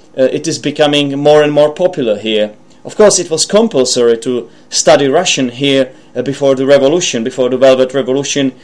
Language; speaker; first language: English; non-native, fluent; Czech